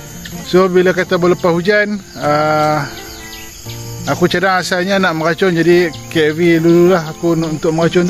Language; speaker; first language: Malay; native; Malay